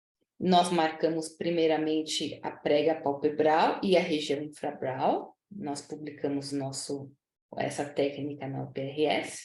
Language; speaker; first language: Portuguese; native; Portuguese